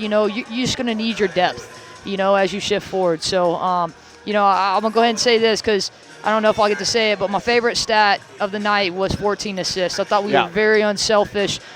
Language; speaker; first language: English; native; English